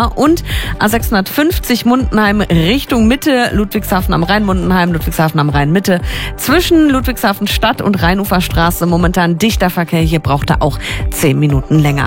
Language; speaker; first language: German; native; German